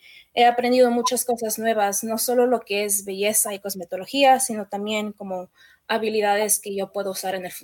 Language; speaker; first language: Spanish; early bilingual, heritage; Spanish